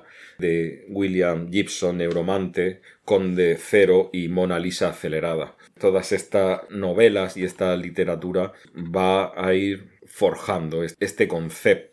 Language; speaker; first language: Spanish; native; Spanish